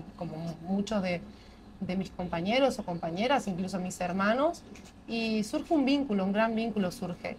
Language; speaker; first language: Spanish; native; Spanish